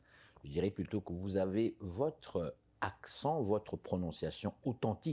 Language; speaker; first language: French; native; French